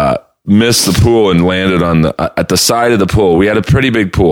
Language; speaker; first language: English; native; English